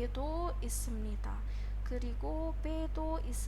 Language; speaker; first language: Korean; non-native, fluent; Indonesian